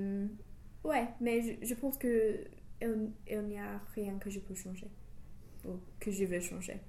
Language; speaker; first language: French; non-native, fluent; English